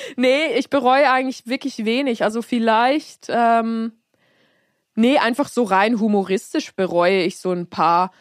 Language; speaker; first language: German; native; German